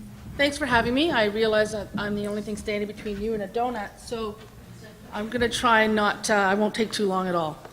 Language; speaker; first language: English; native; English